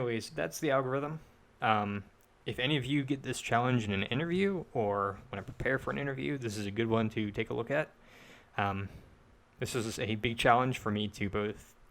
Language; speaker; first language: English; native; English